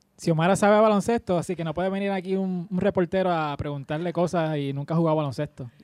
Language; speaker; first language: Spanish; native; Spanish